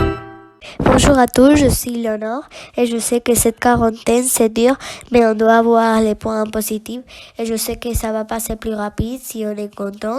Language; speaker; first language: French; non-native, learner; Spanish